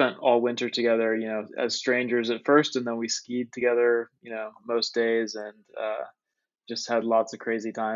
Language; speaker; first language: English; native; English